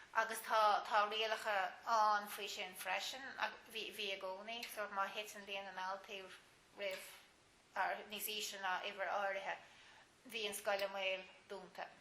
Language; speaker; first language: Irish; native; Irish